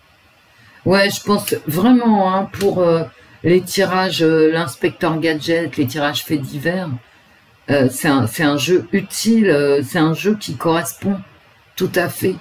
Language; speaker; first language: French; native; French